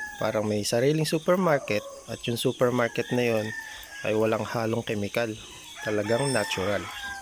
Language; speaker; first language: Filipino; native; Filipino